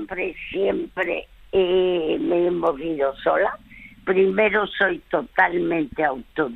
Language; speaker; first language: Spanish; early bilingual, other home language; French